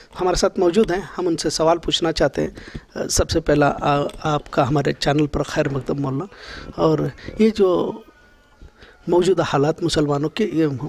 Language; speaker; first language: Urdu; native; Urdu